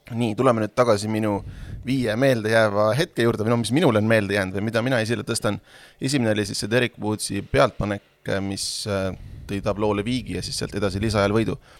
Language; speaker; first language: Estonian; native; Estonian